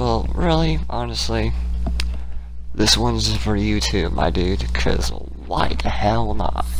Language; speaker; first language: English; native; English